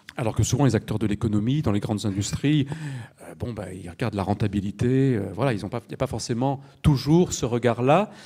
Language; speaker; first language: French; native; French